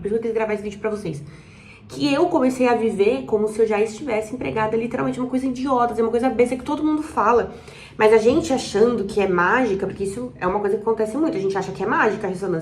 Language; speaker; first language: Portuguese; native; Portuguese